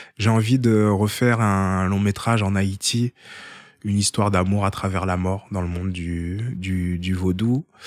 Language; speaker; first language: French; early bilingual, other home language; Haitian Creole